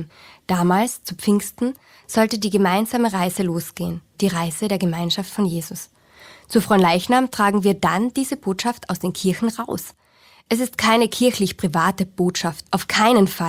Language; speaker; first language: German; native; German